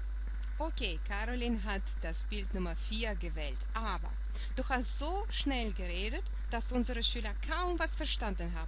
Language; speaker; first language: German; non-native, fluent; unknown